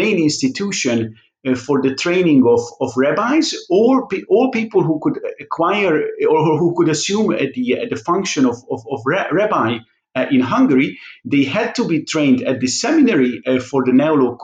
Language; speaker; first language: English; non-native, fluent; Hungarian